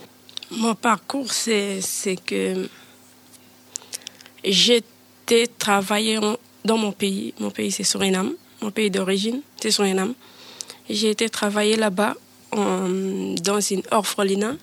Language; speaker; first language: French; non-native, learner; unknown